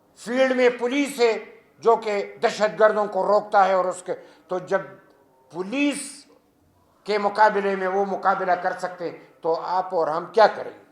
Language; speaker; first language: Urdu; non-native, local second language; Pashto